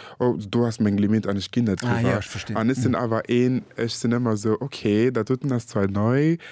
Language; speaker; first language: Luxembourgish; early bilingual, other home language; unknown